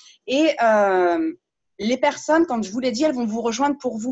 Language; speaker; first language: French; native; French